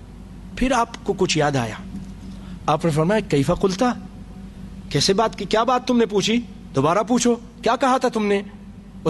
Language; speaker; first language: Urdu; native; Urdu